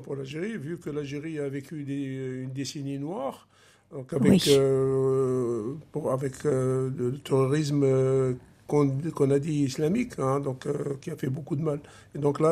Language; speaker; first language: French; non-native, local second language; Arabic